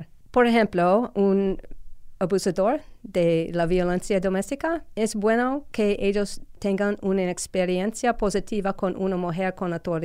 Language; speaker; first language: Spanish; non-native, fluent; English